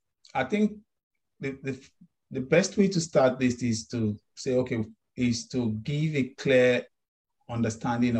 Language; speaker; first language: English; non-native, local second language; Yoruba